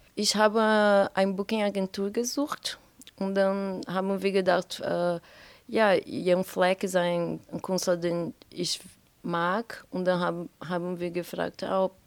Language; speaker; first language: German; non-native, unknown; Portuguese